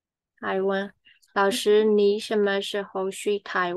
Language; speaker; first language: Chinese; non-native, learner; Burmese